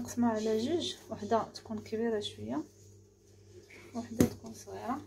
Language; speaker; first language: Arabic; native; Arabic